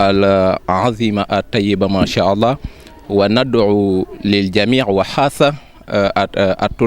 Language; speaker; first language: Arabic; non-native, fluent; Wolof